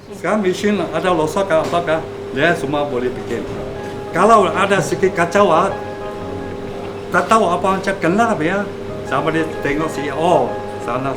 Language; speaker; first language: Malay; non-native, local second language; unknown